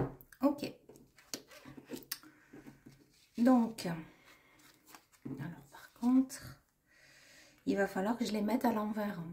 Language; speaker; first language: French; native; French